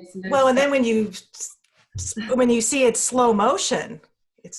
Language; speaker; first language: English; native; English